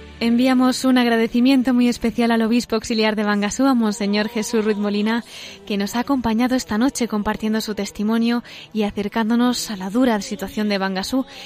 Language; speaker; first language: Spanish; native; Spanish